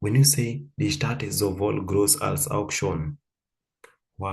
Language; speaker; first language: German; non-native, fluent; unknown